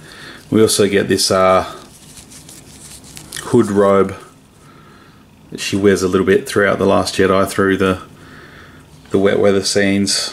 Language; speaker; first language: English; native; English